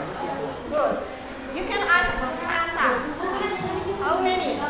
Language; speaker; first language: English; non-native, fluent; Indonesian